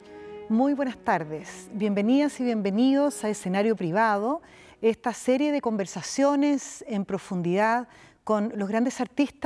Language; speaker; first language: Spanish; native; Spanish